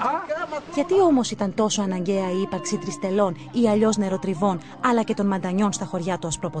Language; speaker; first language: Greek; native; Greek